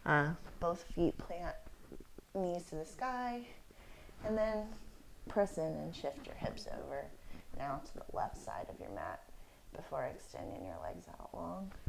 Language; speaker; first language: English; native; English